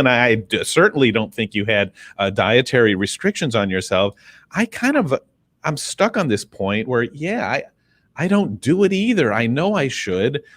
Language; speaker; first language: English; native; English